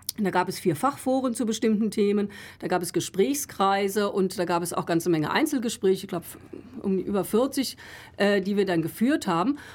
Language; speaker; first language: German; native; German